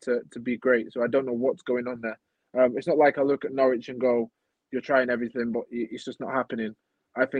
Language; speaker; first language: English; native; English